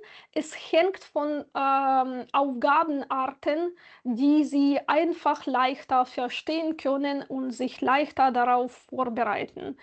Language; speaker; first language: German; non-native, fluent; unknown